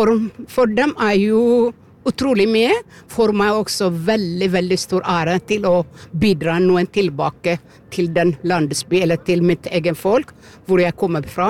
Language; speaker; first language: Norwegian; non-native, learner; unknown